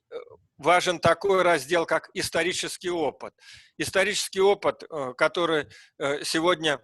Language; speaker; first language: Russian; native; Russian